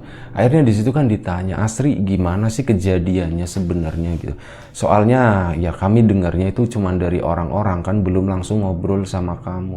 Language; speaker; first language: Indonesian; native; Indonesian